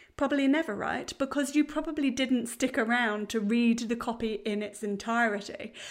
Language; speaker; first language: English; native; English